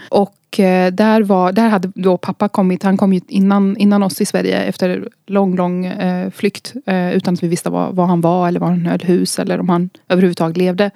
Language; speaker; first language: Swedish; early bilingual, other home language; Arabic